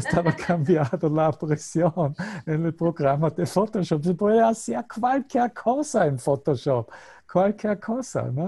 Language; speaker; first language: Spanish; non-native, fluent; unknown